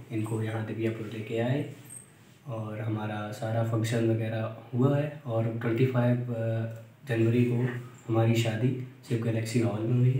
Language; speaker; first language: Hindi; native; Hindi